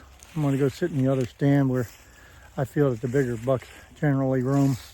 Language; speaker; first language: English; native; English